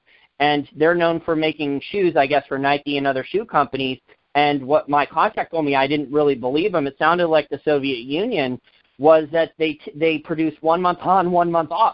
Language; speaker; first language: English; native; English